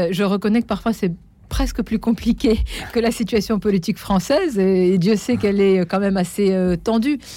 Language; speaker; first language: French; non-native, local second language; Arabic